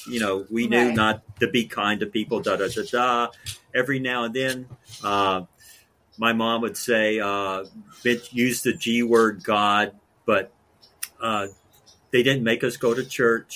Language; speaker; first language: English; native; English